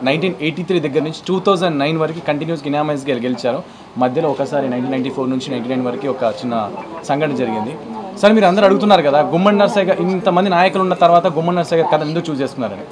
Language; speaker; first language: Telugu; native; Telugu